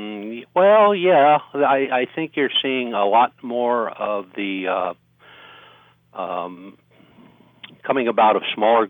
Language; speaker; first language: English; native; English